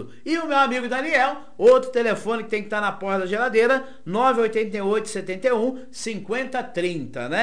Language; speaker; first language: Portuguese; native; Portuguese